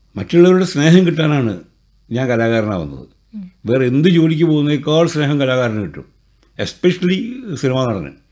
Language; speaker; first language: Malayalam; native; Malayalam